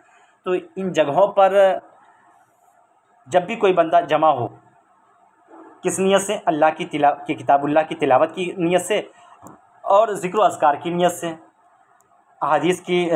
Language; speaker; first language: Urdu; native; Urdu